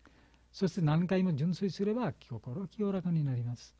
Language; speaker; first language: Japanese; non-native, learner; Bangla